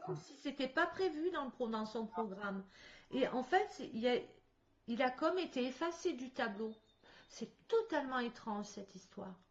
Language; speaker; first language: French; native; French